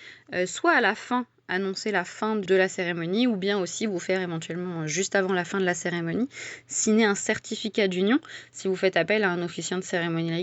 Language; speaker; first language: French; native; French